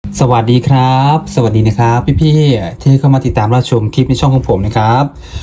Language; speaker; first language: Thai; non-native, local second language; Lao